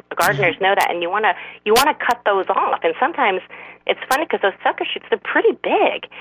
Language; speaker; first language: English; non-native, fluent; Korean